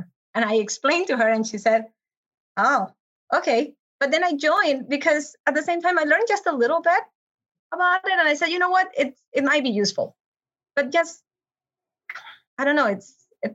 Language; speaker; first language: English; non-native, fluent; Spanish